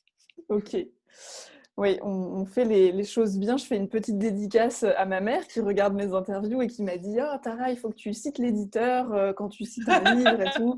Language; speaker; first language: French; native; French